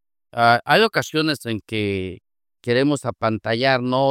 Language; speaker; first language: Spanish; native; Spanish